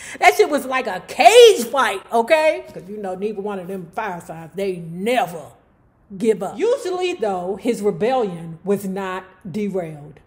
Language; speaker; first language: English; native; English